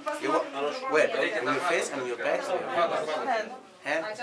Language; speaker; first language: English; non-native, learner; Arabic